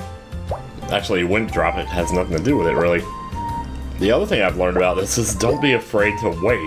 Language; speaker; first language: English; native; English